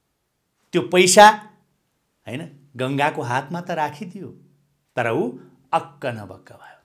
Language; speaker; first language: Nepali; native; Nepali